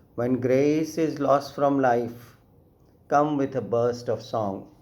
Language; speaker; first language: English; non-native, local second language; Gujarati